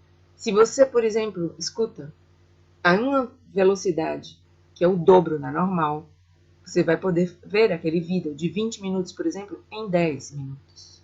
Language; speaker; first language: Portuguese; non-native, fluent; Spanish